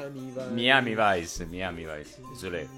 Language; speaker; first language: French; non-native, fluent; Italian